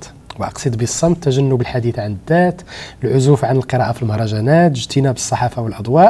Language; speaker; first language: Arabic; native; Arabic